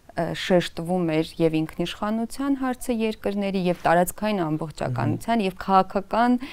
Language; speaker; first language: Armenian; native; Armenian